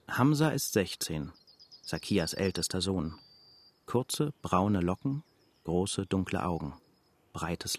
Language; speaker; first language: German; native; German